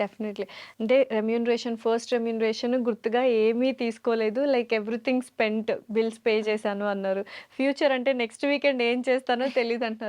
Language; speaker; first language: Telugu; native; Telugu